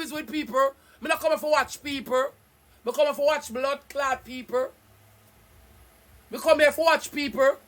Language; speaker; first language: English; non-native, local second language; Jamaican Creole English